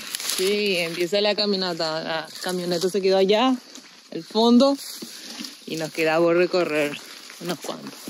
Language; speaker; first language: Spanish; native; Spanish